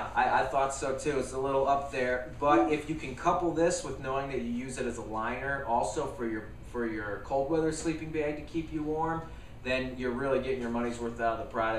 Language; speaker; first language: English; native; English